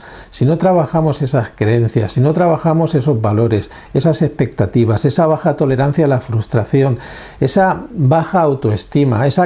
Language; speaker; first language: Spanish; native; Spanish